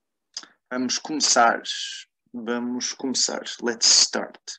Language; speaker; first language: Portuguese; non-native, fluent; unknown